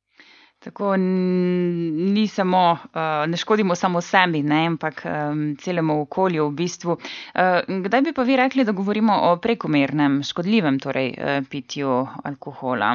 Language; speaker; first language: Slovenian; native; Slovenian